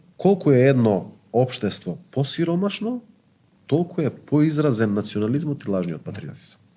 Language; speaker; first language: Macedonian; non-native, local second language; Bosnian